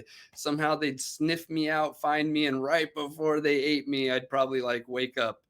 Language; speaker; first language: English; native; English